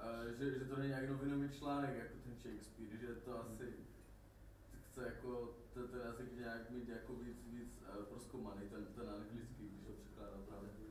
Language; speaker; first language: Czech; native; Czech